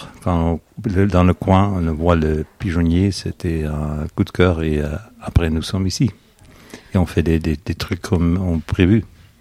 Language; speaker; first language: French; non-native, learner; Dutch